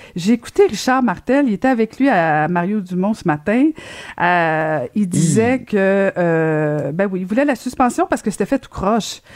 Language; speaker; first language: French; native; French